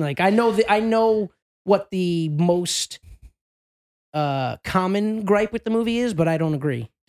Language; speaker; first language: English; native; English